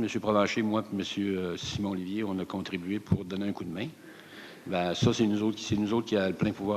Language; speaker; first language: French; native; French